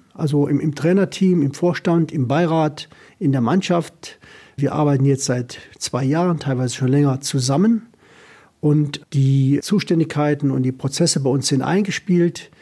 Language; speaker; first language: German; native; German